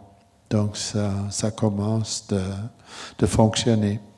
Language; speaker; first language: French; non-native, fluent; German